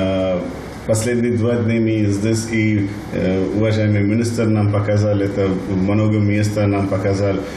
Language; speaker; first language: Russian; non-native, learner; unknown